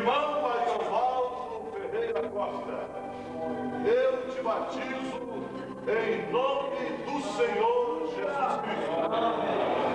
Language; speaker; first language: Portuguese; native; Portuguese